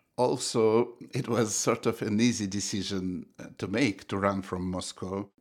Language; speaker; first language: English; non-native, fluent; Russian